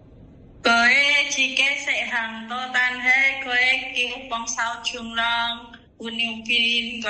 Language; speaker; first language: Cantonese; non-native, learner; Indonesian